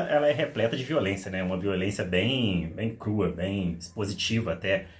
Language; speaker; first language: Portuguese; native; Portuguese